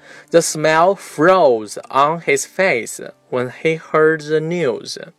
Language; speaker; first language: English; non-native, fluent; Chinese